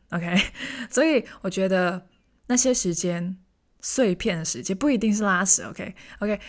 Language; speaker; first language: Chinese; non-native, local second language; Cantonese